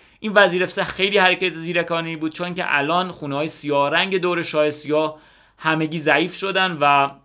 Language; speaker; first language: Persian; native; Persian